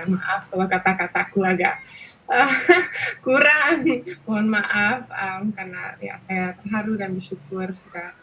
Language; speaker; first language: Indonesian; non-native, local second language; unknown